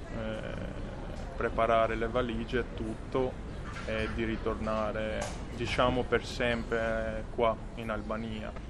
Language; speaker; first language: Italian; non-native, fluent; Albanian